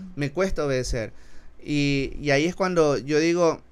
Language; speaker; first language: Spanish; native; Spanish